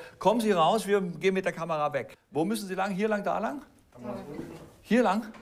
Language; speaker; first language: German; native; German